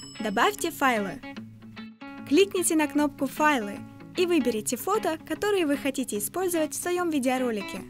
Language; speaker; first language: Russian; native; Russian